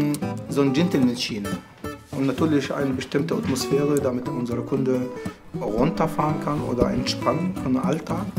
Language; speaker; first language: German; non-native, fluent; Arabic